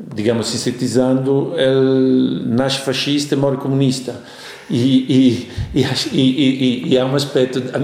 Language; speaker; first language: Portuguese; non-native, fluent; Italian